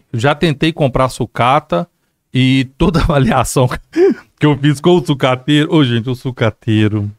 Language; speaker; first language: Portuguese; native; Portuguese